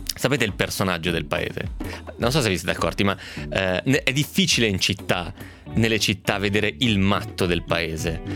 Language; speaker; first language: Italian; native; Italian